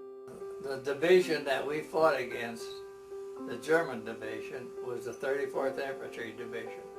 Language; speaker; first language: English; native; English